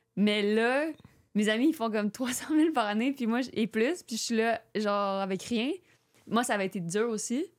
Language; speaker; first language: French; native; French